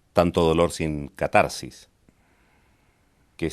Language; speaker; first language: Spanish; native; Spanish